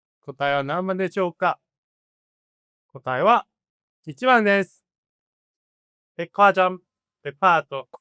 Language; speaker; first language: Japanese; non-native, fluent; Korean